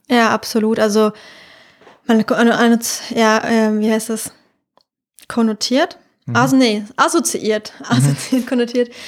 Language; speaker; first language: German; native; German